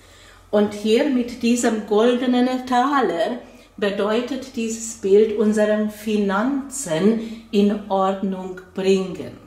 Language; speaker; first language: German; non-native, fluent; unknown